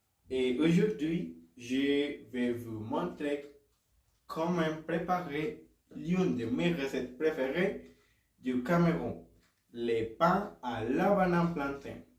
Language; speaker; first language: French; non-native, learner; Spanish